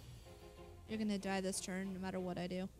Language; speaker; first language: English; native; English